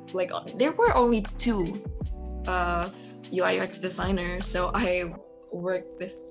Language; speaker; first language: English; non-native, fluent; Indonesian